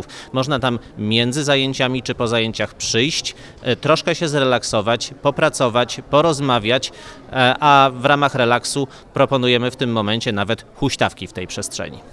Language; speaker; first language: Polish; native; Polish